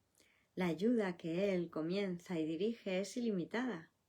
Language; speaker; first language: Spanish; native; Spanish